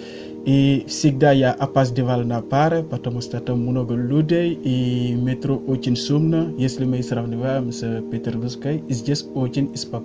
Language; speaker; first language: Russian; non-native, learner; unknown